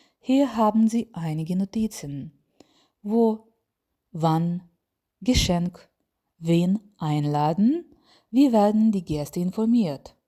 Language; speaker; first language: German; non-native, fluent; Ukrainian